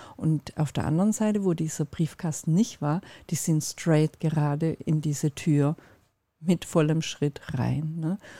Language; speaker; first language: German; non-native, fluent; Turkish